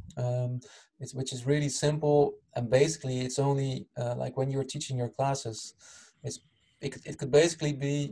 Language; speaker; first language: English; non-native, fluent; Dutch